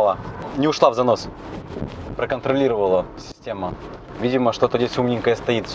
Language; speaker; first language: Russian; native; Russian